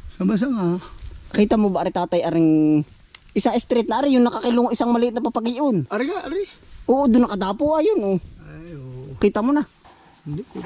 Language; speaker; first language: Filipino; native; Filipino